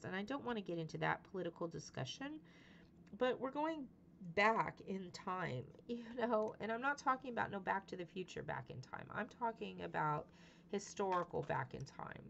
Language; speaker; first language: English; native; English